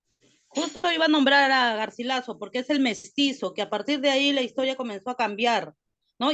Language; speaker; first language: Spanish; native; Spanish